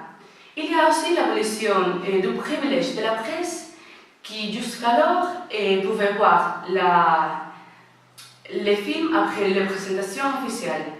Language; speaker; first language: French; non-native, learner; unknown